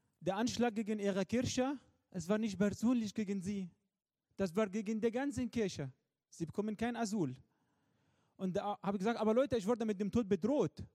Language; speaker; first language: German; non-native, fluent; Arabic